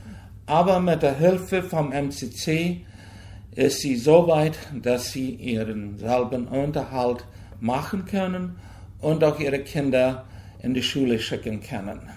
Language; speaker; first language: German; early bilingual, heritage; German